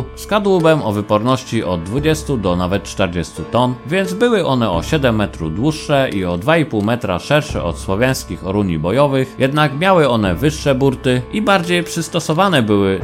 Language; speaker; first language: Polish; native; Polish